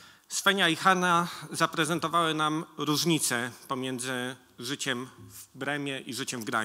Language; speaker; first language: Polish; native; Polish